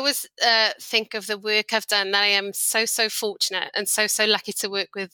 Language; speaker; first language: English; native; English